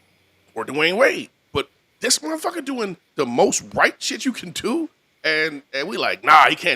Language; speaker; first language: English; native; English